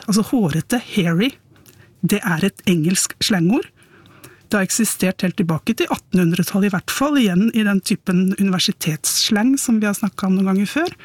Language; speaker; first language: Norwegian; native; Norwegian